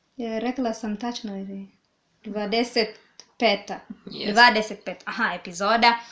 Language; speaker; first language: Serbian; non-native, learner; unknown